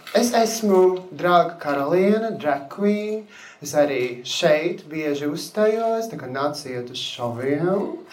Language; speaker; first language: Latvian; non-native, local second language; Russian